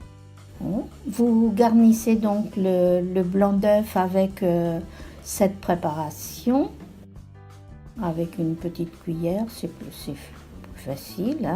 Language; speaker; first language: French; native; French